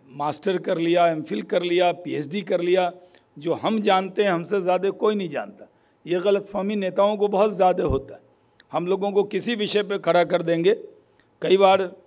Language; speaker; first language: Hindi; native; Hindi